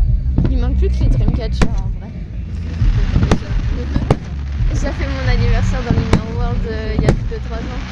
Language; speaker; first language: French; native; French